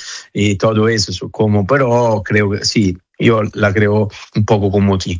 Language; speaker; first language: Spanish; non-native, fluent; Italian